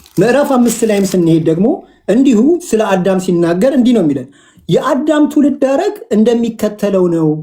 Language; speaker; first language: Amharic; native; Amharic